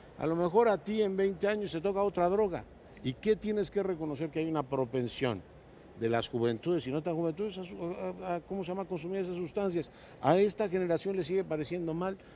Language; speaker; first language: Spanish; native; Spanish